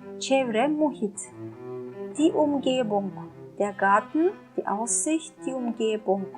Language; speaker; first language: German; non-native, fluent; Turkish